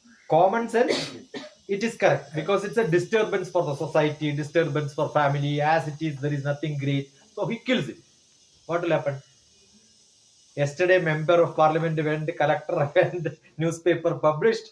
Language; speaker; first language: English; non-native, local second language; Malayalam